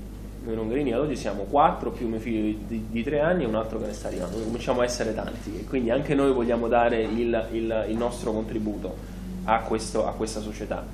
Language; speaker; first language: Italian; native; Italian